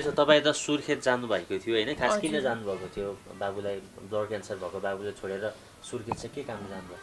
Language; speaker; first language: Nepali; native; Nepali